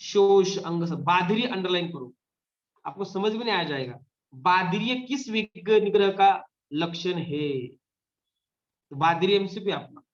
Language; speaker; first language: Hindi; non-native, local second language; Marathi